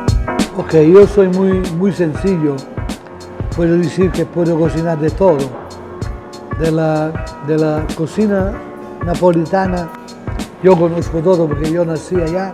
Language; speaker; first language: Spanish; non-native, fluent; Italian